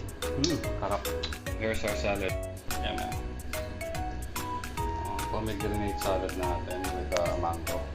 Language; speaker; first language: Filipino; native; Filipino